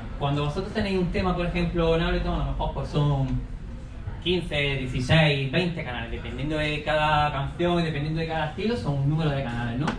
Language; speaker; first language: Spanish; native; Spanish